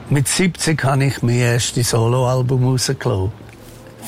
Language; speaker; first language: German; non-native, fluent; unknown